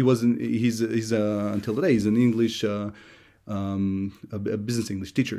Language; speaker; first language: English; non-native, fluent; Hebrew